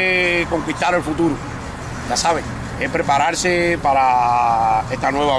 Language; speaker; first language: Spanish; native; Spanish